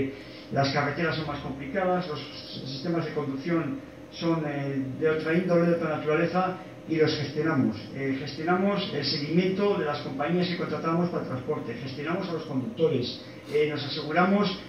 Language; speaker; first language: Spanish; native; Spanish